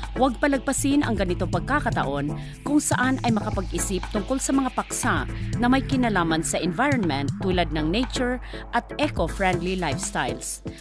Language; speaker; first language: Filipino; native; Filipino